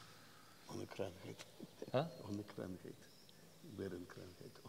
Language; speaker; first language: German; non-native, learner; Russian